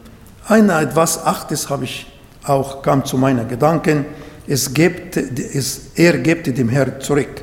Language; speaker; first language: German; non-native, learner; Arabic